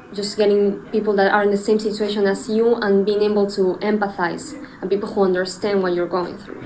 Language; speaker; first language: English; non-native, fluent; Spanish